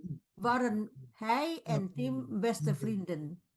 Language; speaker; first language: Dutch; non-native, fluent; Indonesian